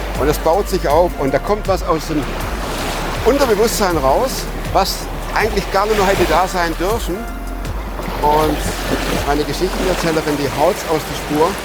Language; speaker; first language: German; native; German